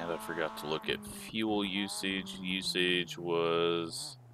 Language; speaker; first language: English; native; English